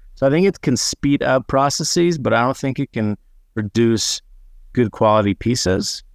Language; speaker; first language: English; non-native, fluent; Hebrew